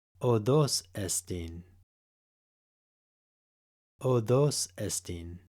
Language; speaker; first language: Greek; non-native, fluent; English